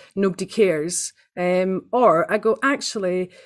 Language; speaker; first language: English; native; English